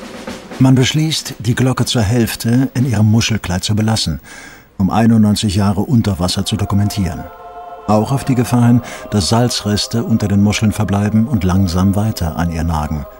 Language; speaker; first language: German; native; German